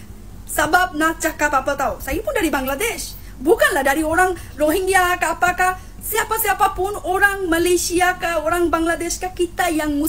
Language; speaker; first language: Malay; non-native, fluent; Bangla